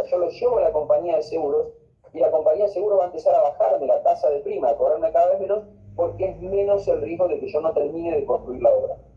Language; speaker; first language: Spanish; native; Spanish